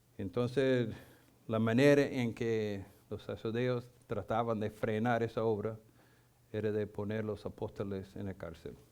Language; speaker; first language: Spanish; non-native, fluent; English